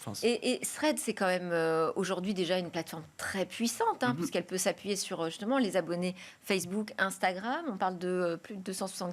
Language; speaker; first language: French; native; French